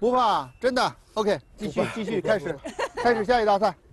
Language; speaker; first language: Chinese; native; Chinese